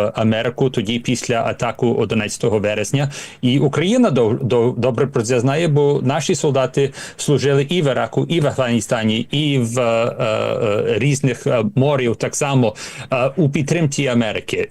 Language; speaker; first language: Ukrainian; early bilingual, heritage; Ukrainian